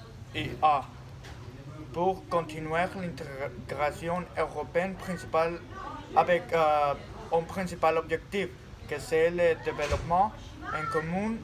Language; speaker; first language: French; non-native, learner; Spanish